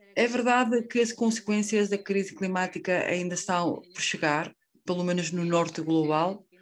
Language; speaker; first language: Portuguese; non-native, fluent; Spanish